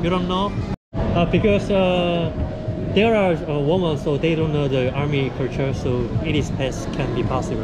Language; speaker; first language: English; non-native, learner; Korean